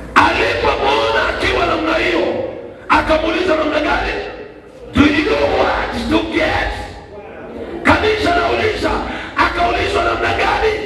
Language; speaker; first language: Swahili; non-native, local second language; Kamba